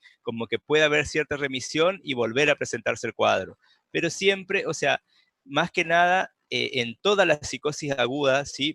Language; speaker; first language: Spanish; native; Spanish